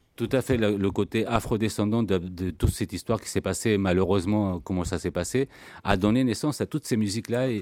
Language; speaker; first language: French; early bilingual, other home language; Spanish